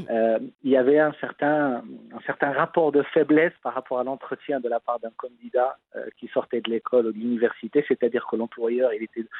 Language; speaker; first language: French; non-native, local second language; Arabic